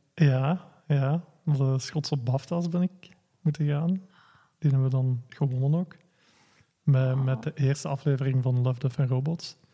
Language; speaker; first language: Dutch; native; Dutch